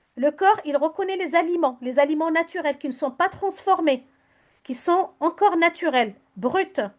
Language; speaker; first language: French; non-native, local second language; Arabic